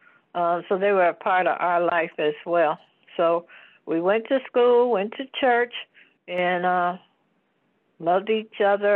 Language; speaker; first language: English; native; English